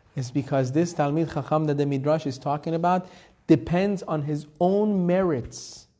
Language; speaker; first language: English; early bilingual, heritage; Persian